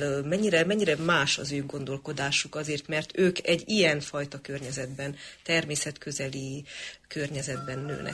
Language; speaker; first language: Hungarian; native; Hungarian